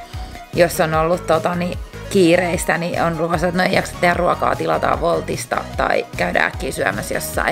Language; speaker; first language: Finnish; native; Finnish